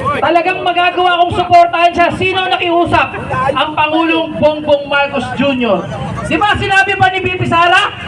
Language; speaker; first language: Filipino; native; Filipino